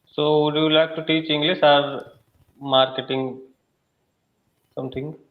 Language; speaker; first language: English; non-native, learner; Hindi